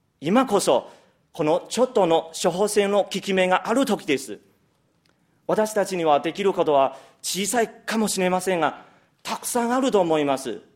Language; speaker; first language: Japanese; non-native, fluent; Chinese